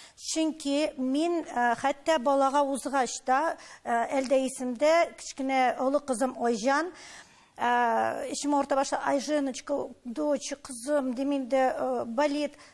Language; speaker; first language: Tatar; native; Tatar